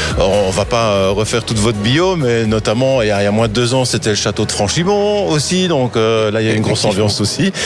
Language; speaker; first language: French; native; French